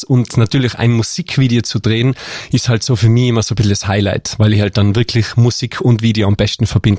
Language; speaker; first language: German; native; German